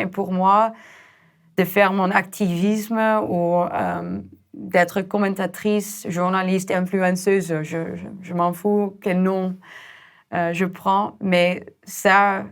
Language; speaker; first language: French; non-native, fluent; Dutch